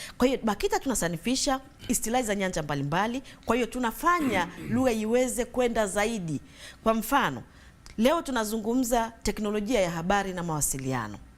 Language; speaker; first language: Swahili; native; Swahili